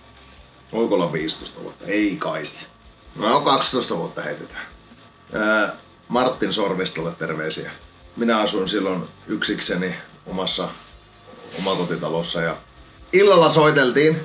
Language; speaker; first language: Finnish; native; Finnish